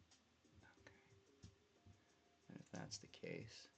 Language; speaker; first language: English; native; English